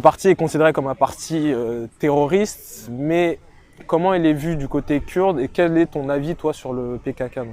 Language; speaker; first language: French; native; French